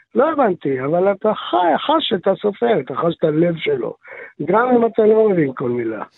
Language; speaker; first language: Hebrew; early bilingual, other home language; Arabic